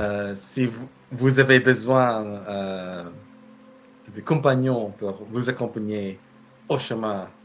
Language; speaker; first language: French; non-native, fluent; English